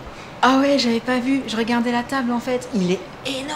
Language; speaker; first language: French; native; French